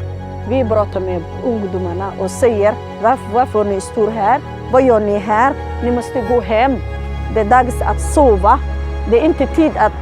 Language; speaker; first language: Swedish; non-native, learner; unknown